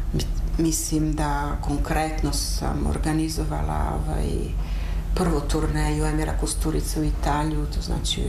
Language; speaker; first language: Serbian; non-native, fluent; Italian